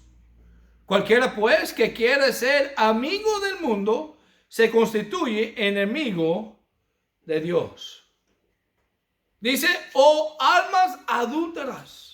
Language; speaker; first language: Spanish; non-native, fluent; English